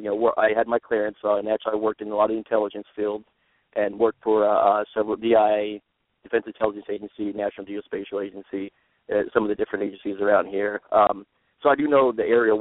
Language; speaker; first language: English; native; English